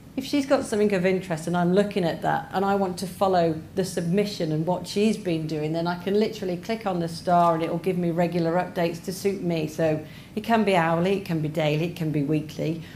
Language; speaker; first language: English; native; English